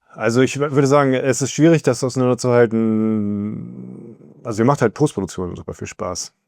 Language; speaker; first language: German; native; German